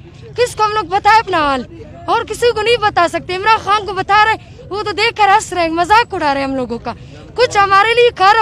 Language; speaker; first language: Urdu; non-native, local second language; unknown